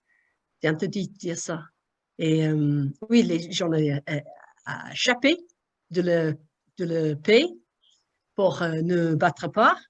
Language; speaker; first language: French; non-native, learner; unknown